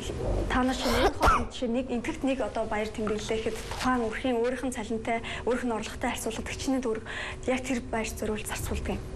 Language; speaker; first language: Mongolian; native; Mongolian